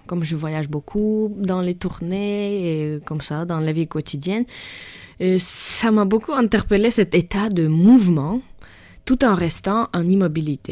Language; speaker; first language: French; non-native, fluent; Russian